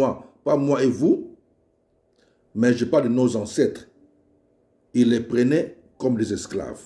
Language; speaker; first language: French; non-native, local second language; Lingala